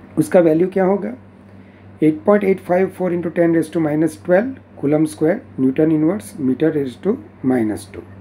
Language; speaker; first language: Hindi; non-native, local second language; Gujarati